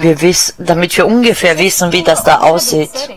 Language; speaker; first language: German; non-native, fluent; Czech